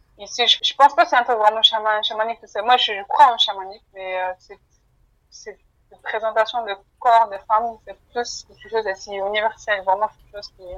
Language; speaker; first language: French; non-native, fluent; Mongolian